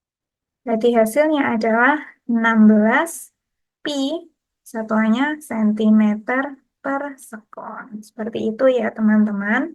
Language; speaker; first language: Indonesian; native; Indonesian